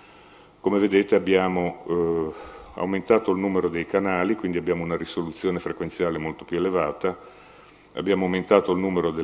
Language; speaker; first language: Italian; native; Italian